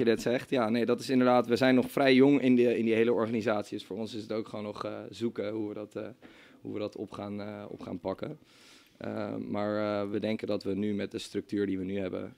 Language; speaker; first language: Dutch; native; Dutch